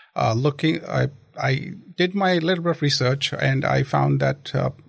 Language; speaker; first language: English; non-native, local second language; Kashmiri